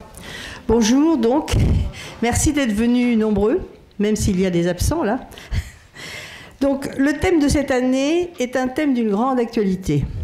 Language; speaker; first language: French; native; French